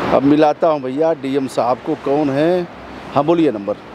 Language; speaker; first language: Hindi; native; Hindi